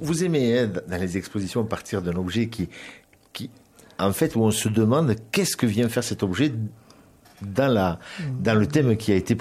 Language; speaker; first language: French; native; French